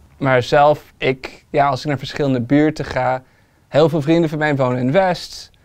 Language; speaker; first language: Dutch; early bilingual, other home language; English